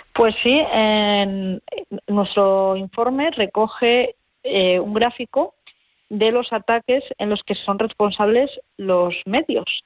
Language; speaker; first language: Spanish; native; Spanish